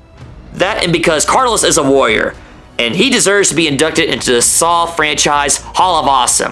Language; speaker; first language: English; native; English